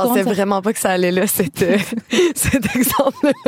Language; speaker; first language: French; native; French